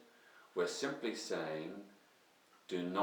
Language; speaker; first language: English; native; English